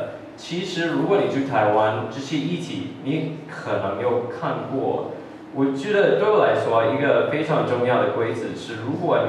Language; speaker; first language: Chinese; early bilingual, heritage; English